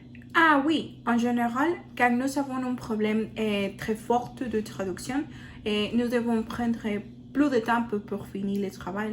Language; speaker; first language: French; non-native, learner; Spanish